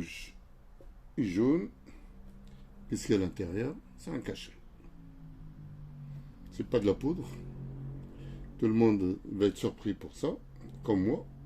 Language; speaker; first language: French; non-native, local second language; Arabic